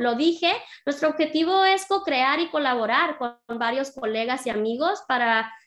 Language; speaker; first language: Spanish; early bilingual, heritage; Spanish